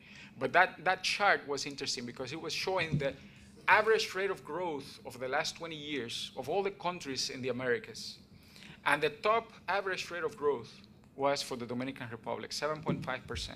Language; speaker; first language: English; non-native, fluent; Spanish